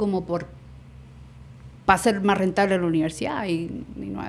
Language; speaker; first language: Spanish; native; Spanish